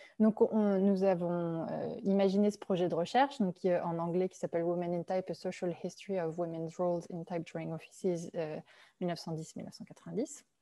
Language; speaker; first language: French; native; French